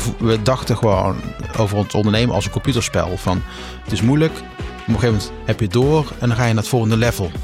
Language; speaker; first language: Dutch; native; Dutch